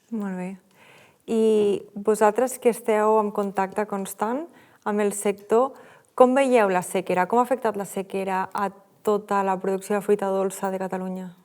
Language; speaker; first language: Catalan; native; Catalan